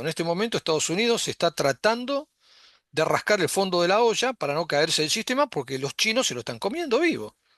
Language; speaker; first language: Spanish; native; Spanish